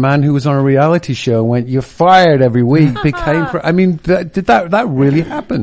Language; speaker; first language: English; native; English